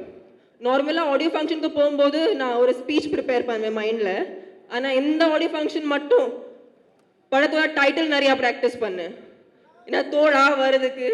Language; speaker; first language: Tamil; non-native, fluent; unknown